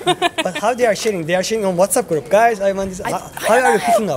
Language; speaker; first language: English; non-native, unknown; Turkish